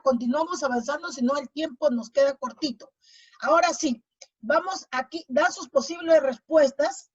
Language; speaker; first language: Spanish; native; Spanish